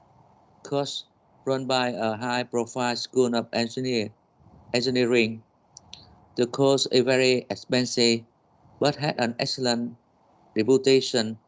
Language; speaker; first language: English; non-native, learner; Vietnamese